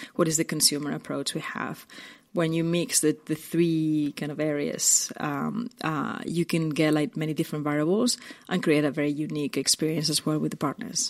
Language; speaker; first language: English; non-native, fluent; Spanish